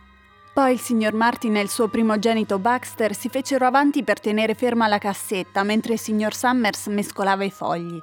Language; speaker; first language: Italian; native; Italian